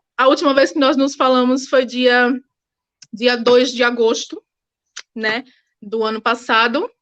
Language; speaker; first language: Portuguese; native; Portuguese